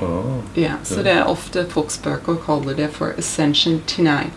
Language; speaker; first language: Norwegian; non-native, fluent; English